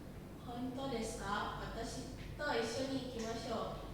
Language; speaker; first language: Japanese; non-native, learner; Indonesian